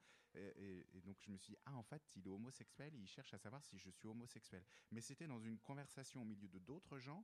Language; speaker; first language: French; native; French